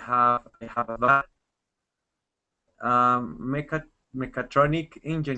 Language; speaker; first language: English; non-native, learner; Spanish